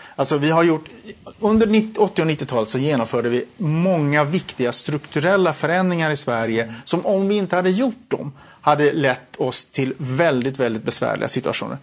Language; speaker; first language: Swedish; early bilingual, other home language; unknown